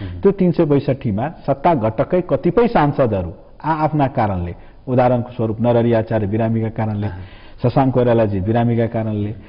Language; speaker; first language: Nepali; non-native, local second language; Maithili